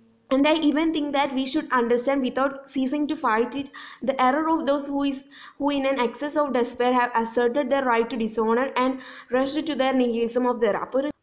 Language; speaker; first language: English; non-native, local second language; Malayalam